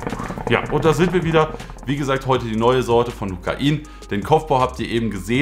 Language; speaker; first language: German; native; German